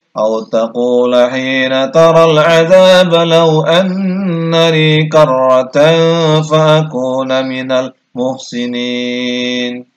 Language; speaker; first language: Arabic; non-native, learner; Indonesian